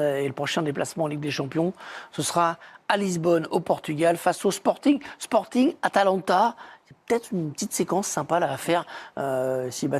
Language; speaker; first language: French; native; French